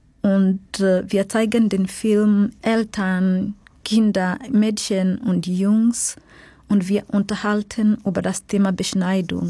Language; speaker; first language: German; non-native, learner; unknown